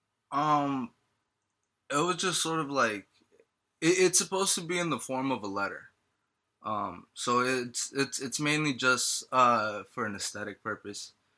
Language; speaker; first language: English; early bilingual, other home language; Spanish